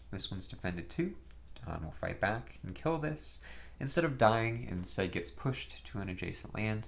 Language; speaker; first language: English; native; English